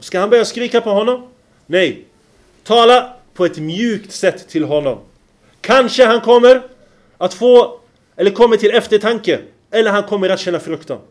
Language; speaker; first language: Swedish; non-native, fluent; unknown